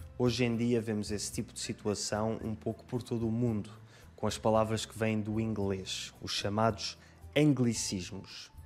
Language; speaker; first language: Portuguese; native; Portuguese